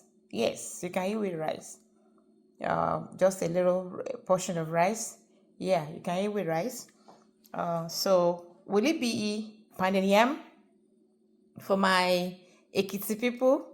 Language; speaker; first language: English; non-native, local second language; Yoruba